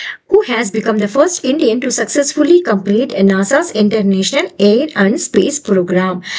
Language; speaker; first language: English; non-native, local second language; Telugu